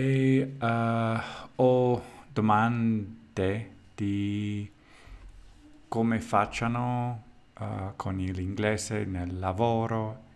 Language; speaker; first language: Italian; non-native, learner; English